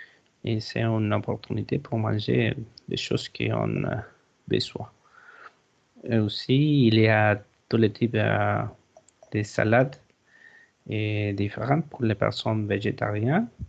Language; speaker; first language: French; non-native, learner; Spanish